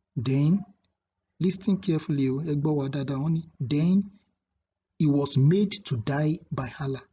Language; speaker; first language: English; non-native, local second language; Yoruba